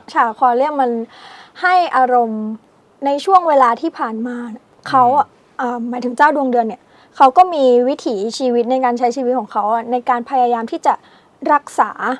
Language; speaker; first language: Thai; native; Thai